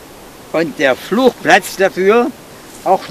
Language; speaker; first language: German; native; German